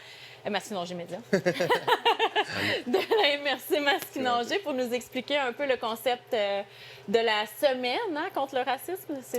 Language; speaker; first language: French; native; French